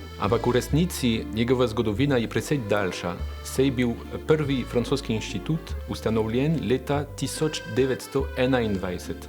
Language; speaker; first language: Slovenian; non-native, fluent; French